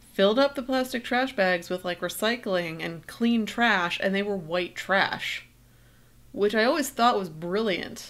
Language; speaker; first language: English; native; English